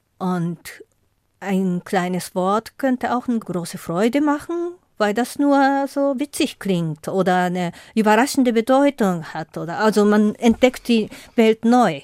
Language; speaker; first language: German; non-native, fluent; Japanese